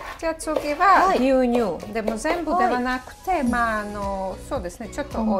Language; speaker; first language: Japanese; non-native, fluent; Serbian